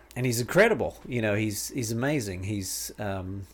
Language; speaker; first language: English; native; English